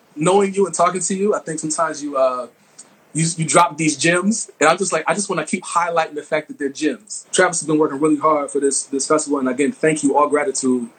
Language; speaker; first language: English; native; English